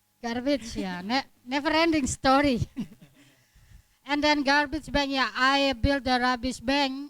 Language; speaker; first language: English; non-native, learner; Indonesian